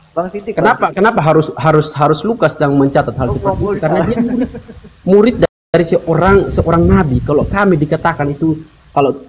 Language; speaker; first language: Indonesian; native; Indonesian